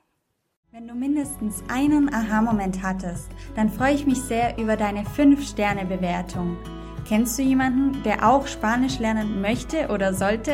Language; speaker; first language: German; native; German